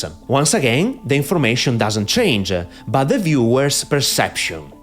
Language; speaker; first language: English; non-native, fluent; Italian